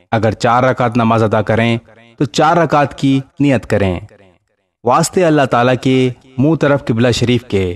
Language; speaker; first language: Urdu; native; Urdu